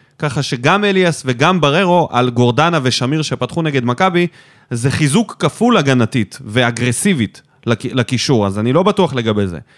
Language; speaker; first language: Hebrew; native; Hebrew